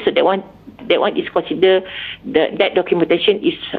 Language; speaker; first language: English; non-native, local second language; Malay